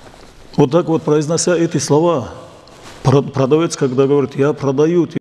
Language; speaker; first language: Russian; non-native, local second language; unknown